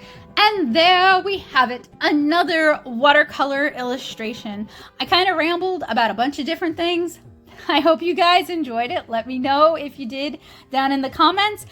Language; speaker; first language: English; native; English